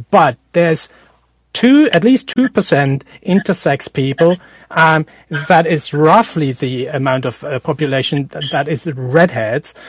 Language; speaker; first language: English; non-native, fluent; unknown